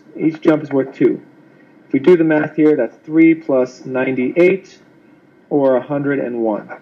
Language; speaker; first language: English; native; English